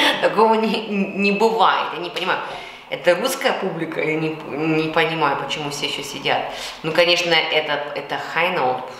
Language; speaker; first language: Russian; early bilingual, heritage; Russian